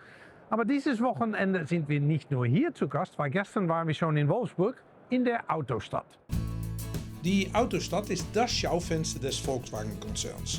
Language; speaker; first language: German; native; German